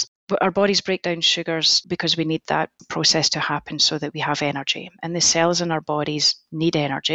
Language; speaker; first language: English; native; English